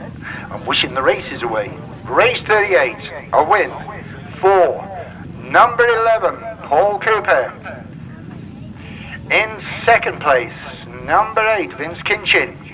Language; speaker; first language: English; native; English